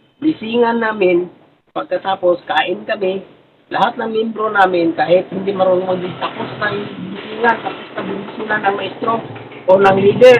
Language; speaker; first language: Filipino; non-native, local second language; Cebuano